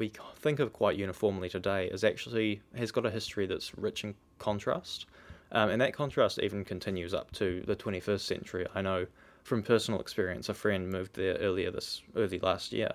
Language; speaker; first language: English; native; English